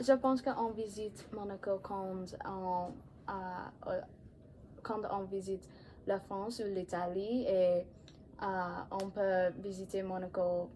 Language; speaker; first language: French; non-native, learner; English